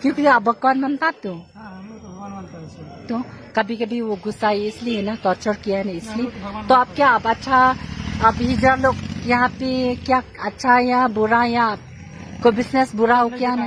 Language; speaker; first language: Hindi; non-native, local second language; Khasi